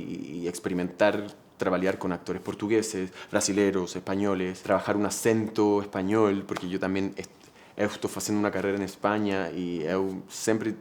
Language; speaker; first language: Portuguese; non-native, fluent; Spanish